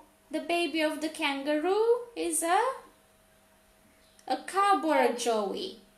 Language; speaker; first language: English; non-native, fluent; Romanian